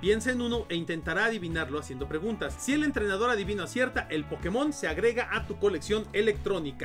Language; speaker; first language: Spanish; native; Spanish